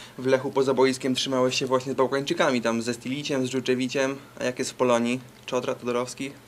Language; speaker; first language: Polish; native; Polish